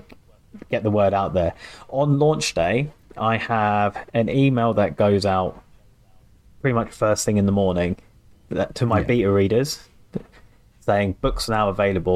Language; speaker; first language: English; native; English